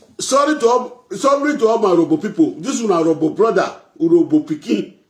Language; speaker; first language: Nigerian Pidgin; non-native, local second language; Bini